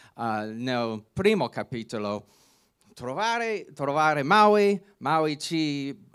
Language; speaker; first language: Italian; non-native, learner; English